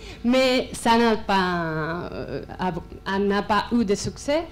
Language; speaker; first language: French; non-native, fluent; Spanish